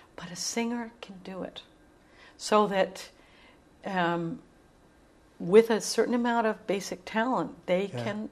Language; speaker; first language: English; native; English